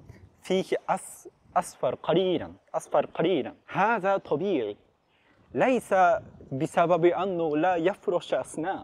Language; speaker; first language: Arabic; non-native, fluent; Japanese